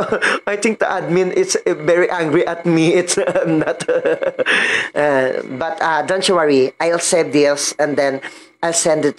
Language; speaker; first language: English; non-native, learner; Filipino